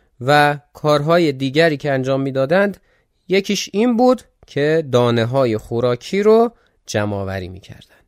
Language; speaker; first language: Persian; non-native, local second language; Azerbaijani